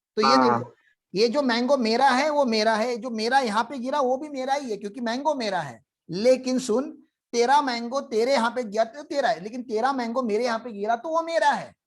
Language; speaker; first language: Hindi; non-native, local second language; Marathi